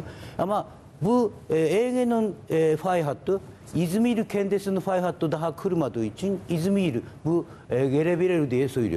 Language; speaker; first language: Turkish; non-native, learner; Japanese